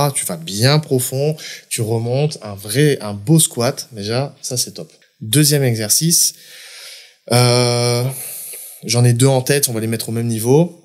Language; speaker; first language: French; native; French